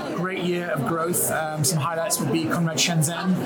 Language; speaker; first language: English; native; English